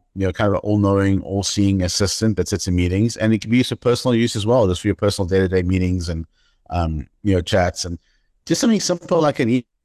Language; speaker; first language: English; native; English